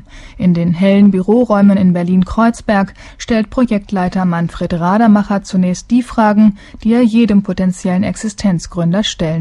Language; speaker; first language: German; native; German